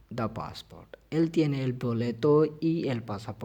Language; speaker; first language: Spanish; non-native, fluent; Urdu